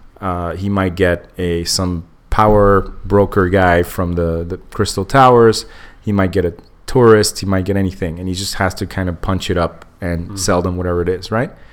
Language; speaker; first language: English; native; English